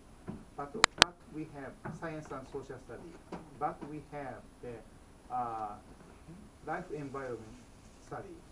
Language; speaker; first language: English; non-native, fluent; Japanese